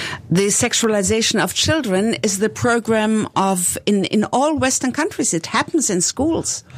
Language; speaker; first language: English; non-native, fluent; German